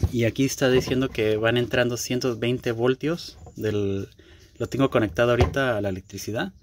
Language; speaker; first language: Spanish; early bilingual, heritage; Spanish